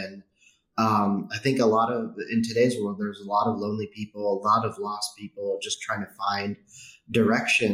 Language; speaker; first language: English; native; English